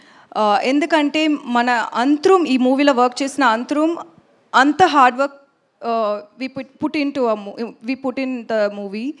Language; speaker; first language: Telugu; non-native, learner; Tamil